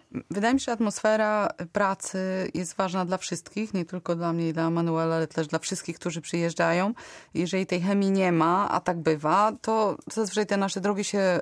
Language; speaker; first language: Polish; native; Polish